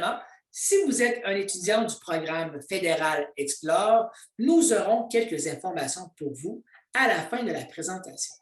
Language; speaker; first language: French; native; French